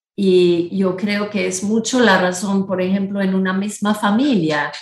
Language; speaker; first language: Spanish; non-native, fluent; English